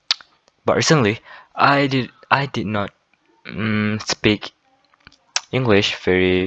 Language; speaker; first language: English; non-native, fluent; Malay